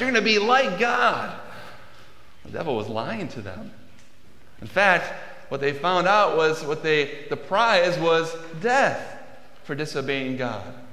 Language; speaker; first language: English; native; English